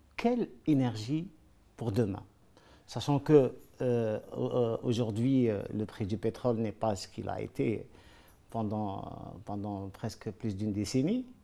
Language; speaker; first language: French; non-native, local second language; Arabic